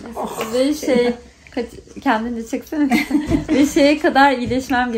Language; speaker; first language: Turkish; native; Turkish